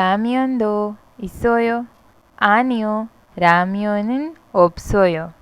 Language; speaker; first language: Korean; non-native, fluent; Hindi